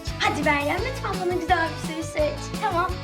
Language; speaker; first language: Turkish; early bilingual, heritage; Turkish